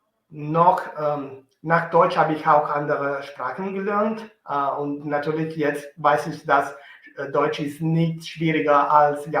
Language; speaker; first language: German; non-native, fluent; Italian